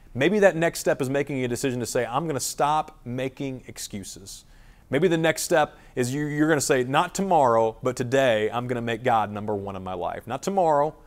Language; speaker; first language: English; native; English